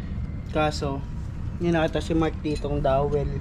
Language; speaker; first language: Filipino; native; Filipino